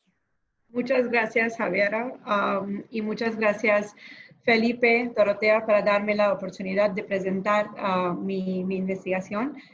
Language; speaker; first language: Spanish; non-native, fluent; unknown